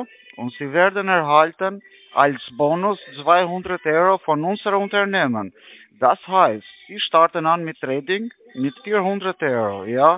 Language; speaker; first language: German; non-native, learner; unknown